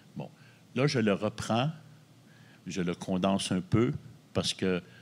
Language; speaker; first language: French; native; French